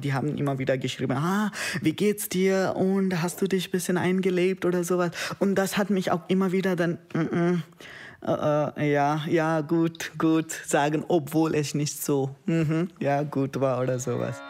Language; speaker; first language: German; non-native, learner; Konkani